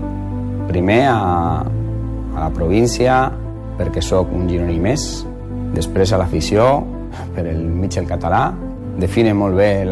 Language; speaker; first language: Catalan; non-native, fluent; Spanish